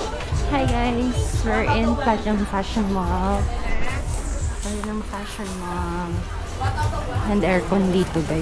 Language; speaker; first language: English; non-native, local second language; Filipino